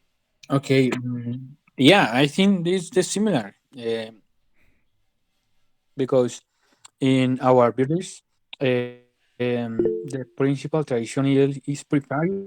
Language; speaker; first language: English; non-native, learner; Spanish